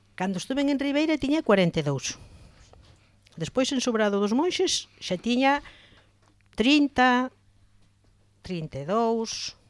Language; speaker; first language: Galician; native; Galician